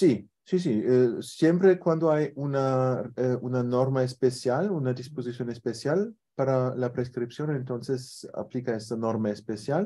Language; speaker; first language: Spanish; non-native, fluent; German